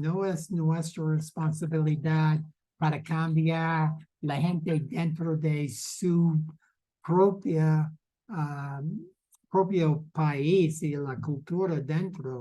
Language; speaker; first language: Spanish; non-native, learner; English